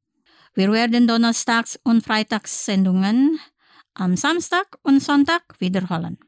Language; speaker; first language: German; non-native, fluent; Indonesian